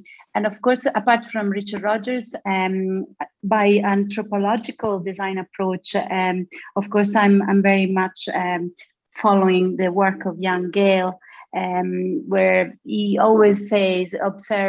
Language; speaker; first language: English; non-native, fluent; Italian